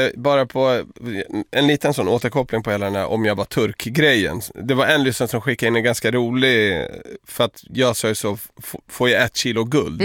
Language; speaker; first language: Swedish; native; Swedish